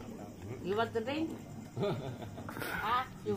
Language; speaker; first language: English; non-native, local second language; Filipino